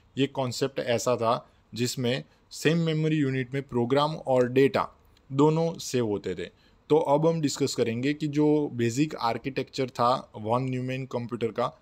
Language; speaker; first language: Hindi; non-native, local second language; Gujarati